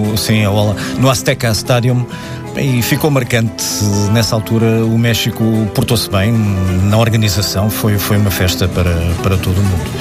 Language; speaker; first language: Portuguese; native; Portuguese